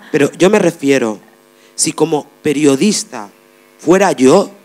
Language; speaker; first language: Spanish; non-native, fluent; Arabic